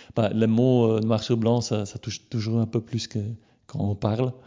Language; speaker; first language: French; native; French